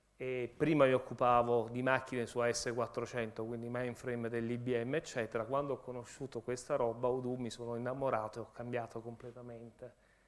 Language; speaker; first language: Italian; native; Italian